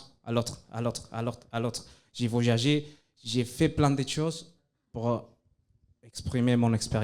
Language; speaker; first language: French; non-native, fluent; Spanish